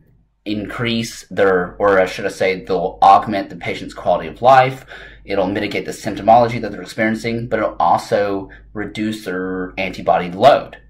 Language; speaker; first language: English; native; English